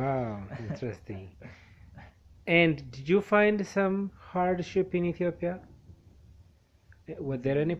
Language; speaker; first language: English; non-native, local second language; Amharic